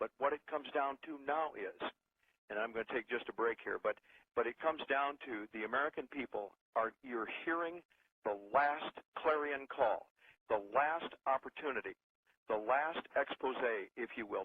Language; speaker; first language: English; native; English